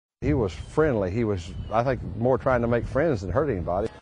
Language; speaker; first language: English; native; English